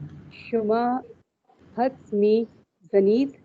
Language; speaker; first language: Persian; non-native, learner; Urdu